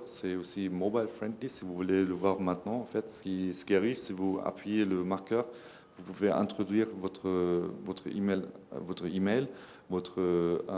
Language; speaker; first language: French; non-native, fluent; German